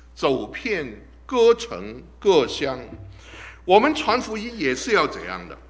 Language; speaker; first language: Chinese; non-native, local second language; Cantonese